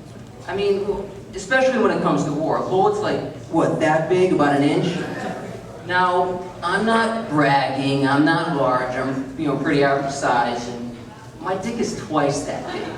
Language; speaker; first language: English; native; English